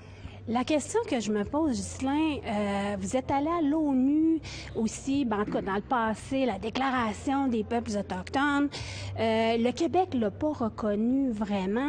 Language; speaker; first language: French; native; French